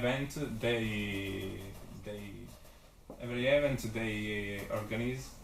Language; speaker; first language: English; non-native, learner; Italian